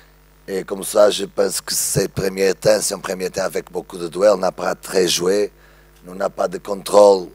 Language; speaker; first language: French; non-native, learner; Portuguese